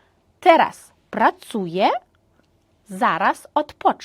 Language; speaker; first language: Polish; non-native, fluent; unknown